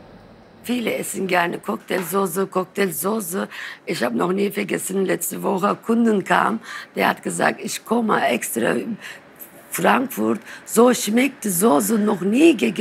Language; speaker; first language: German; non-native, learner; Turkish